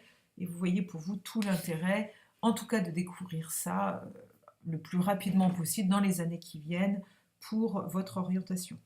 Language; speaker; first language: French; native; French